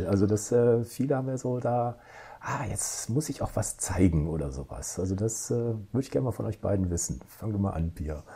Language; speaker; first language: German; native; German